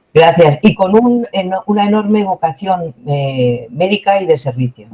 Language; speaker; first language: Spanish; native; Spanish